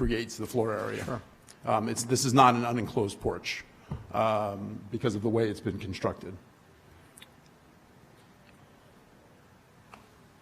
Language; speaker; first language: English; native; English